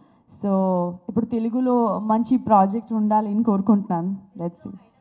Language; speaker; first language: Telugu; non-native, fluent; Gujarati